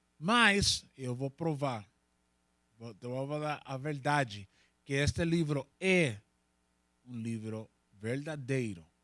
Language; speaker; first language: Portuguese; non-native, learner; Spanish